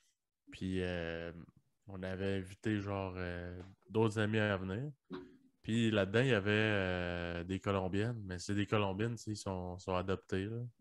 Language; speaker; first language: French; early bilingual, other home language; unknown